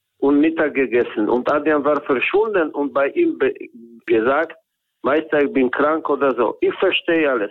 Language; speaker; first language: German; non-native, learner; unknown